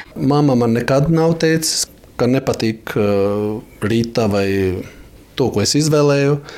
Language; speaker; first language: Latvian; non-native, fluent; Albanian